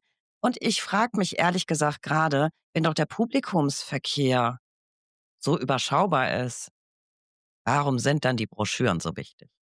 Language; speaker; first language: German; native; German